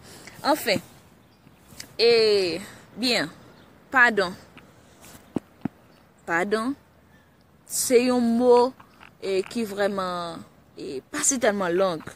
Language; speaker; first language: French; non-native, learner; Haitian Creole